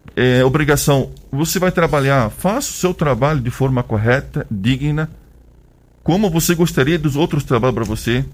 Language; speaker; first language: Portuguese; non-native, learner; Arabic